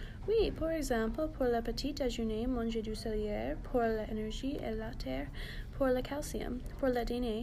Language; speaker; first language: French; non-native, learner; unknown